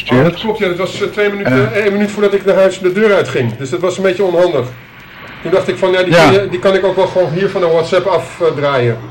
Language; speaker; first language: Dutch; native; Dutch